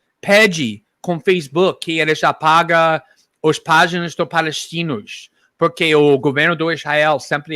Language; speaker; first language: Portuguese; non-native, fluent; English